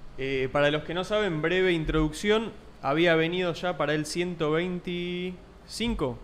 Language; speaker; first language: Spanish; native; Spanish